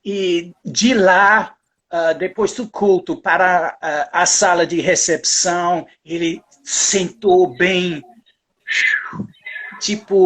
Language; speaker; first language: Portuguese; non-native, fluent; English